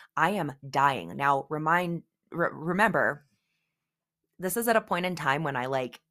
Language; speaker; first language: English; native; English